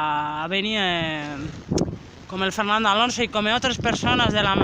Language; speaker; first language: Catalan; non-native, local second language; Spanish